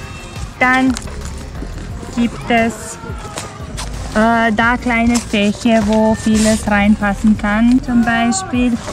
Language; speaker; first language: German; non-native, fluent; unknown